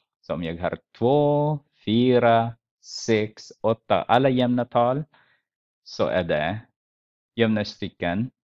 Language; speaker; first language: Swedish; non-native, fluent; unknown